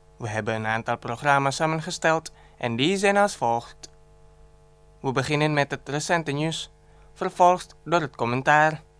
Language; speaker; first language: Dutch; non-native, fluent; Indonesian